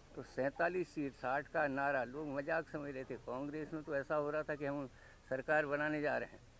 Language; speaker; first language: Hindi; native; Hindi